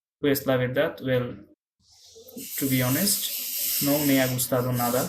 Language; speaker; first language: Spanish; non-native, fluent; Bangla